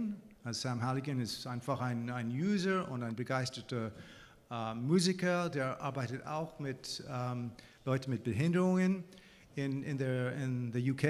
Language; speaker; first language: German; non-native, fluent; English